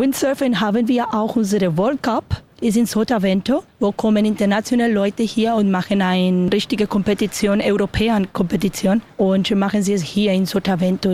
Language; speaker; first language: German; non-native, learner; Spanish